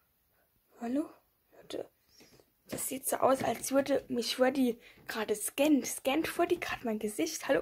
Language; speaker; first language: German; native; German